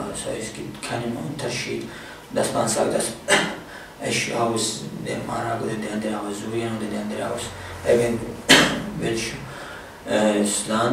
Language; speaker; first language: German; non-native, fluent; Arabic